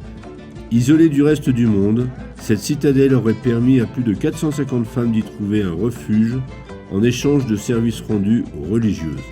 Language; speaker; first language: French; native; French